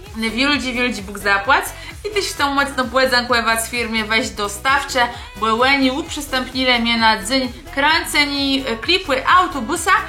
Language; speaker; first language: Polish; non-native, local second language; Kashubian